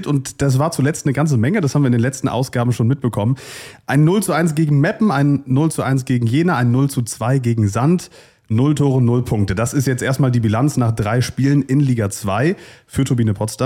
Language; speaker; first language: German; native; German